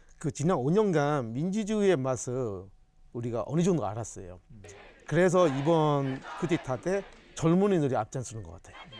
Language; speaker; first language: Korean; non-native, fluent; Burmese